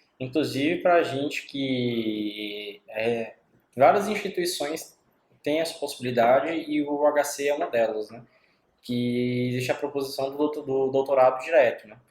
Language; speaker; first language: Portuguese; native; Portuguese